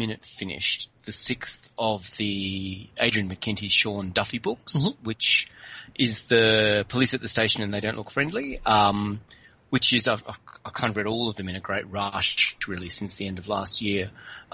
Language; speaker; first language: English; native; English